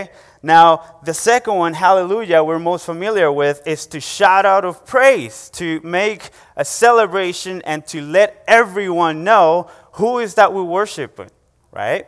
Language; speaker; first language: English; non-native, fluent; Spanish